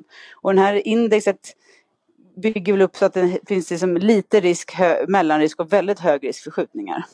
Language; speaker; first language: Swedish; native; Swedish